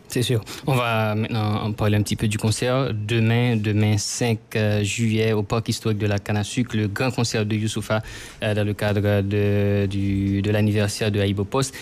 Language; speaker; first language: French; non-native, local second language; Haitian Creole